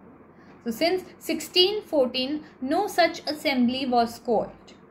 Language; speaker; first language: English; non-native, local second language; Hindi